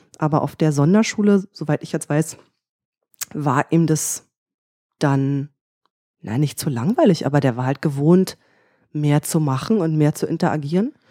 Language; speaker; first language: German; native; German